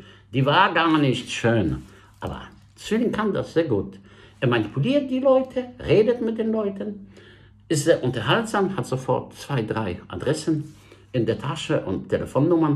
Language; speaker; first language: German; non-native, fluent; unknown